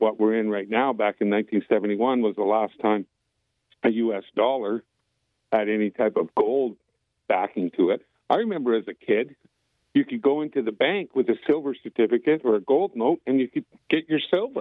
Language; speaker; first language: English; native; English